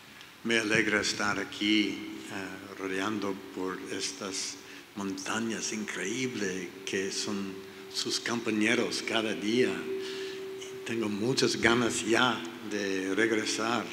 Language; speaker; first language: Spanish; non-native, learner; English